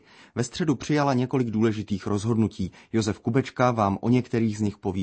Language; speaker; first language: Czech; native; Czech